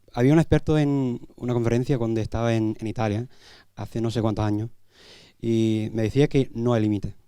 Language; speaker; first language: Spanish; non-native, fluent; English